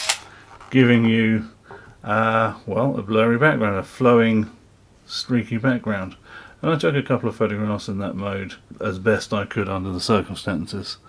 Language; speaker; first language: English; native; English